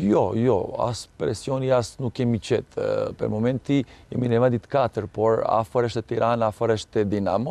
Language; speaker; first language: Albanian; non-native, learner; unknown